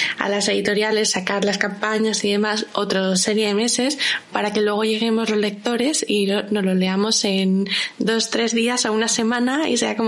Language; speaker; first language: Spanish; native; Spanish